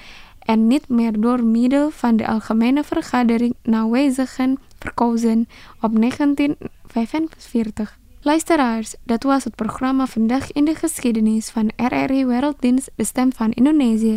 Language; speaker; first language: Dutch; non-native, fluent; Indonesian